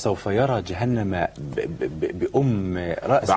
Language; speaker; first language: Arabic; native; Arabic